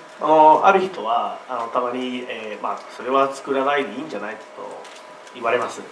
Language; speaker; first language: Japanese; non-native, learner; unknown